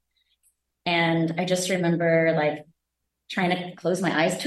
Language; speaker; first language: English; native; English